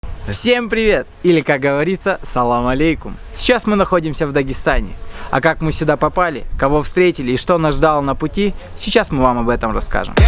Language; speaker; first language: Russian; native; Russian